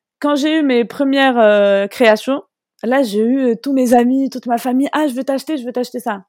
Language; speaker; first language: French; non-native, local second language; Arabic